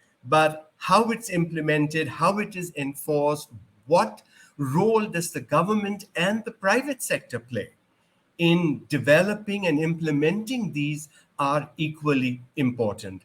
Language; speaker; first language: English; non-native, local second language; Urdu